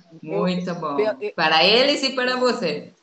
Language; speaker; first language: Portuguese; non-native, fluent; Spanish